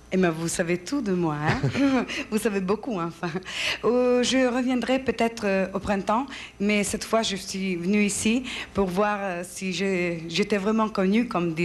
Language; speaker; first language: French; non-native, fluent; Italian